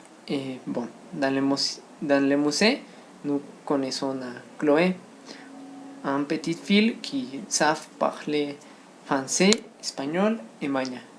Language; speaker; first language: French; non-native, learner; Spanish